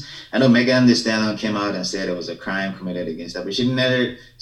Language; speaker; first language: English; non-native, local second language; Yoruba